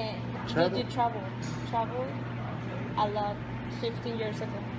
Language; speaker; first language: English; non-native, learner; Spanish